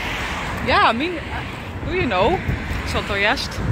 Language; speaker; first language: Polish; non-native, learner; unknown